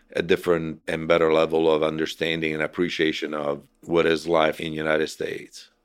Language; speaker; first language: English; non-native, fluent; Italian